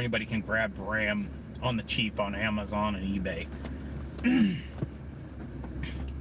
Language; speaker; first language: English; native; English